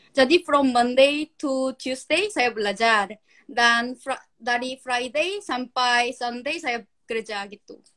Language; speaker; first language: Indonesian; non-native, learner; Korean